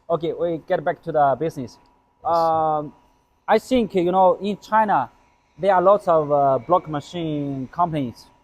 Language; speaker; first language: English; non-native, learner; Chinese